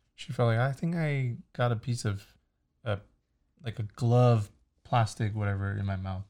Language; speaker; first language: English; early bilingual, other home language; Chinese